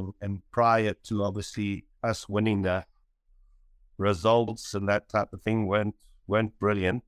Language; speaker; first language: English; native; English